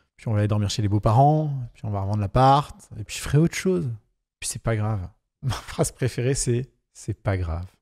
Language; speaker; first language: French; native; French